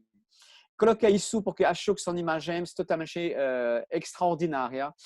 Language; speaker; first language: Portuguese; non-native, fluent; French